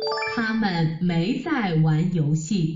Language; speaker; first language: Chinese; non-native, learner; Vietnamese